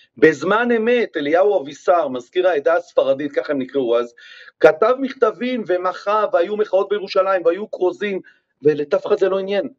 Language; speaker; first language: Hebrew; native; Hebrew